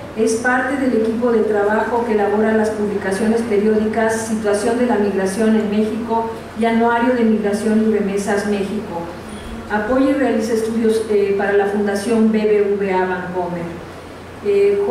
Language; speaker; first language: Spanish; native; Spanish